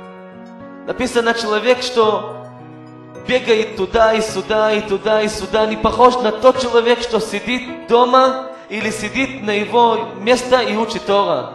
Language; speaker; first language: Russian; non-native, learner; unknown